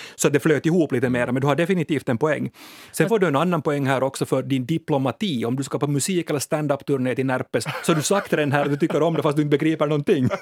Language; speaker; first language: Swedish; native; Swedish